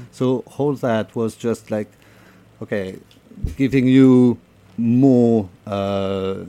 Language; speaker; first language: English; non-native, fluent; French